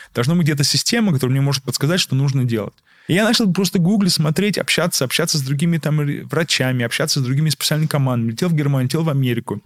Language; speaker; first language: Russian; early bilingual, heritage; Russian